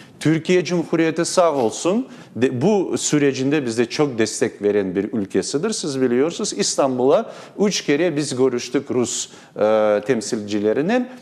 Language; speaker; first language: Turkish; non-native, learner; Crimean Tatar